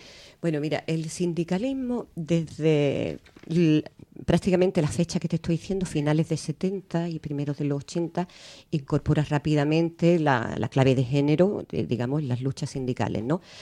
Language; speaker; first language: Spanish; native; Spanish